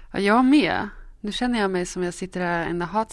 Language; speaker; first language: Swedish; native; Swedish